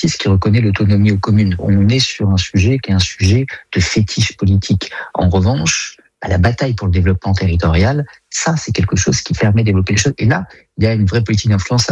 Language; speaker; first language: French; native; French